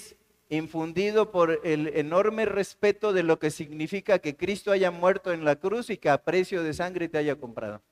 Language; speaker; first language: Spanish; native; Spanish